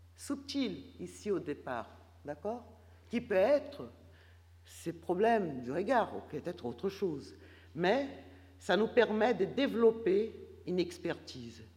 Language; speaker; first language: French; non-native, fluent; Portuguese